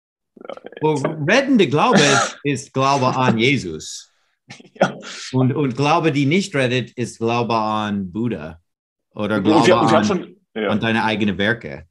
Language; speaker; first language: German; non-native, learner; English